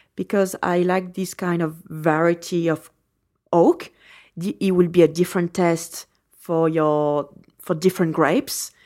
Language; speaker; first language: English; non-native, fluent; French